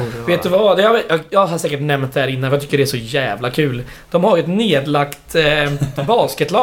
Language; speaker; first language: Swedish; native; Swedish